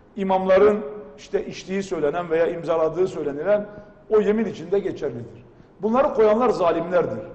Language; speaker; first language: Turkish; non-native, local second language; Kurdish